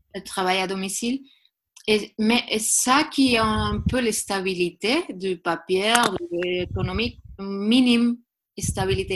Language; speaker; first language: French; non-native, learner; Spanish